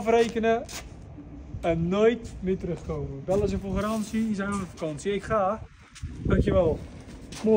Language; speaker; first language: Dutch; native; Dutch